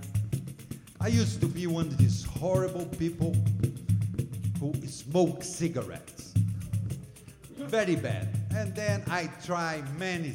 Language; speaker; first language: English; non-native, learner; Portuguese